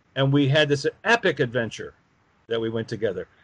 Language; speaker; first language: English; native; English